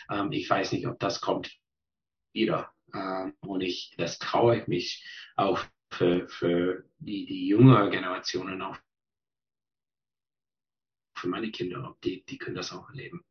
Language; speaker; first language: German; non-native, fluent; English